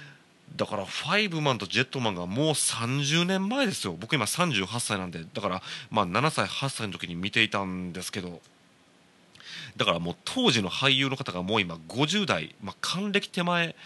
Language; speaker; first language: Japanese; native; Japanese